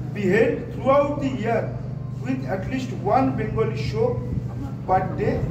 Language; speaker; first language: English; non-native, local second language; Bangla